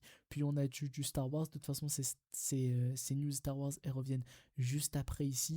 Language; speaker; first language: French; native; French